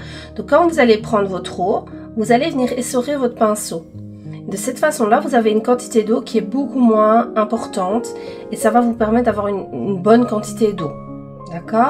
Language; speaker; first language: French; native; French